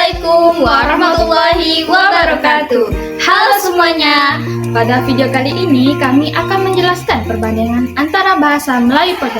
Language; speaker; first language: Indonesian; non-native, local second language; Malay